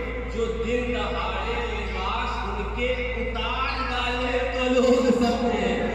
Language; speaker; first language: Urdu; native; Urdu